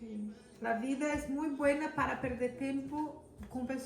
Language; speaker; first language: Spanish; non-native, fluent; Portuguese